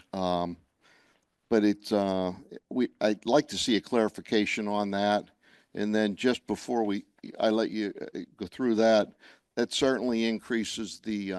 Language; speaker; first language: English; native; English